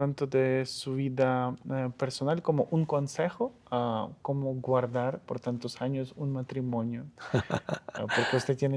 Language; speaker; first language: Spanish; non-native, fluent; Ukrainian